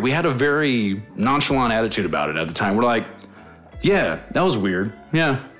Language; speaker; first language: English; native; English